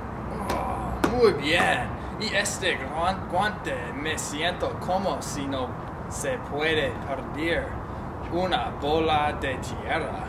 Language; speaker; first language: Spanish; non-native, learner; English